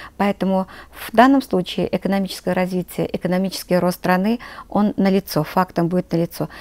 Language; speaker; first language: Russian; non-native, local second language; Azerbaijani